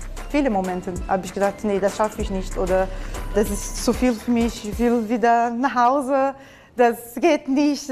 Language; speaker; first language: German; non-native, fluent; Portuguese